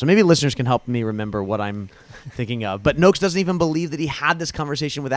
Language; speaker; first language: English; native; English